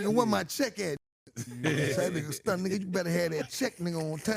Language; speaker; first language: English; native; English